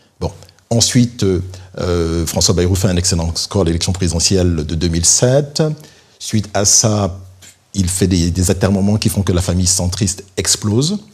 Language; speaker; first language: French; early bilingual, other home language; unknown